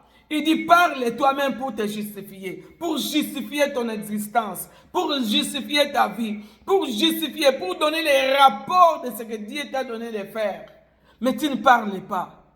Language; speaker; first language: French; non-native, local second language; Lingala